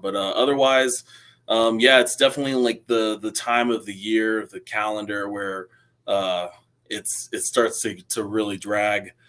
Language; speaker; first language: English; native; English